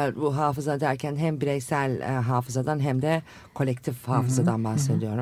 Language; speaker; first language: Turkish; native; Turkish